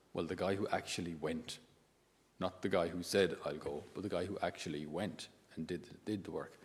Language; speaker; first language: English; native; English